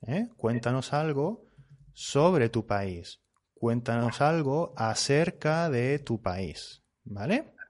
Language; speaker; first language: Spanish; native; Spanish